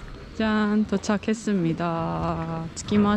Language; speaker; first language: Japanese; non-native, fluent; Korean